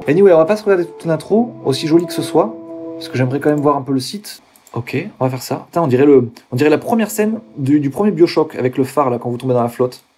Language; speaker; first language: French; native; French